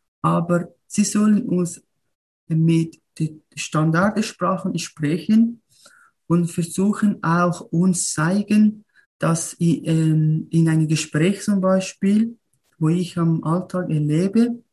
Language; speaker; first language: German; non-native, learner; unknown